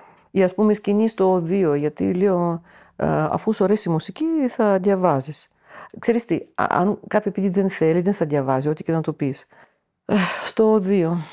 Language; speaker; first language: Greek; non-native, fluent; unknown